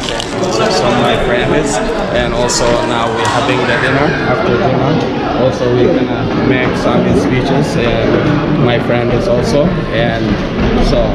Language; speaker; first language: English; non-native, learner; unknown